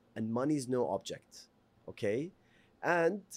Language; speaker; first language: English; non-native, fluent; Arabic